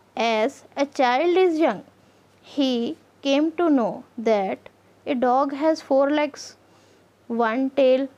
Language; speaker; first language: English; non-native, local second language; Punjabi